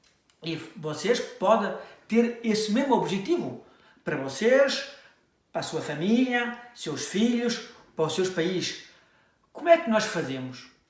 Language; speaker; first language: Portuguese; early bilingual, heritage; French